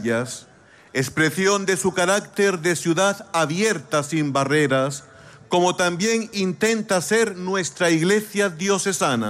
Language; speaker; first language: Spanish; native; Spanish